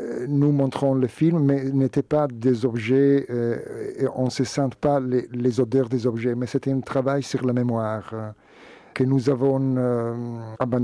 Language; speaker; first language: French; non-native, fluent; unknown